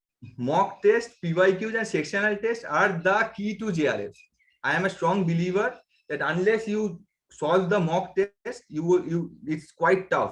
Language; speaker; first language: English; non-native, local second language; Bangla